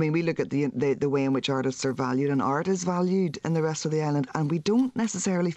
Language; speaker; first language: English; native; English